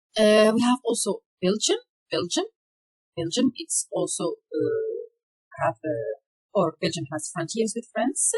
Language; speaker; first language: English; non-native, fluent; Arabic